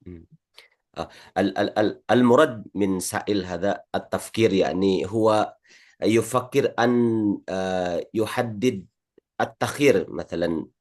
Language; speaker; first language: Arabic; non-native, learner; Indonesian